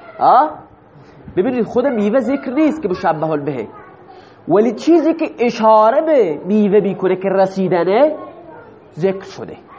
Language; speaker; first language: Persian; non-native, local second language; Baluchi